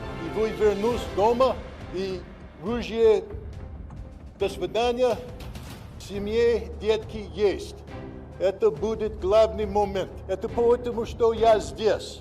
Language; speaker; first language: Russian; non-native, learner; English